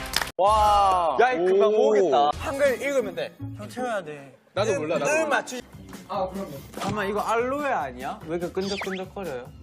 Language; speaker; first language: Korean; native; Korean